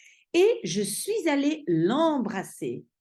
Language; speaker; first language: French; non-native, fluent; Dutch